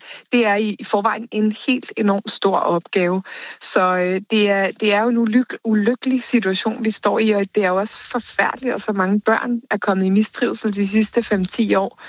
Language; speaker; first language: Danish; native; Danish